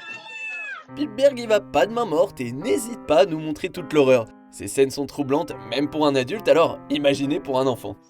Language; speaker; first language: French; native; French